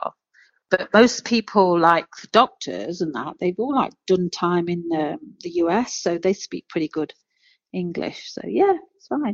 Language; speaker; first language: English; native; English